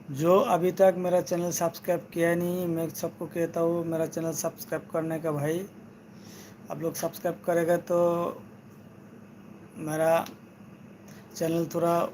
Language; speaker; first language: Hindi; non-native, learner; Bangla